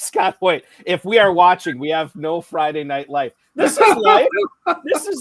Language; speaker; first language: English; native; English